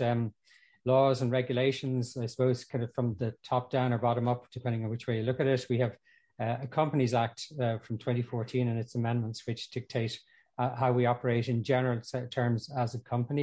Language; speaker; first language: English; native; English